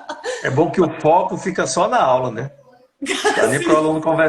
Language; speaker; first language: Portuguese; native; Portuguese